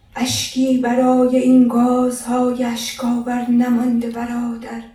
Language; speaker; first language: Persian; non-native, local second language; Azerbaijani